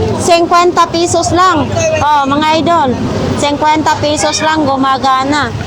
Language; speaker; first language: Filipino; non-native, local second language; Cebuano